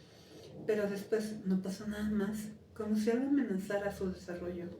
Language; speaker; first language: Spanish; native; Spanish